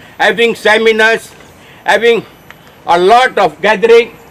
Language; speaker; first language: English; non-native, local second language; Tamil